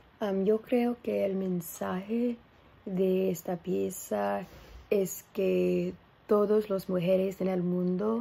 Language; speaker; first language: Spanish; non-native, learner; English